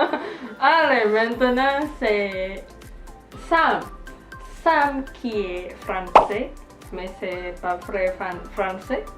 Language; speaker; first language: French; non-native, learner; Indonesian